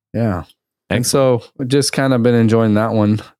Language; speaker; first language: English; early bilingual, other home language; Russian